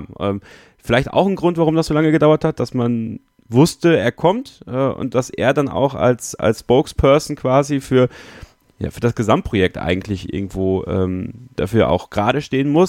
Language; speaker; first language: German; native; German